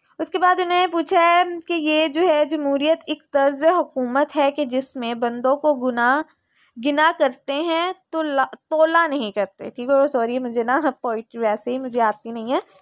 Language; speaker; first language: Urdu; native; Urdu